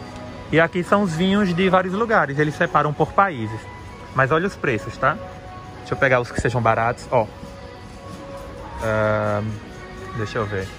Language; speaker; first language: Portuguese; native; Portuguese